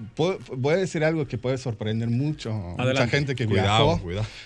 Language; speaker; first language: Spanish; early bilingual, heritage; Spanish